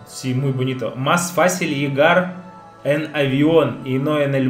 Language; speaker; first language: Spanish; non-native, learner; Russian